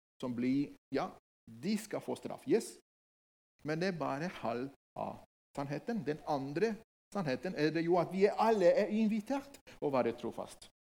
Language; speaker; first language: Norwegian; non-native, fluent; Spanish